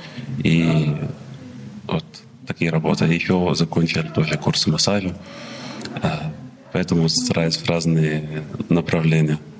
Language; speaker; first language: Russian; non-native, learner; Arabic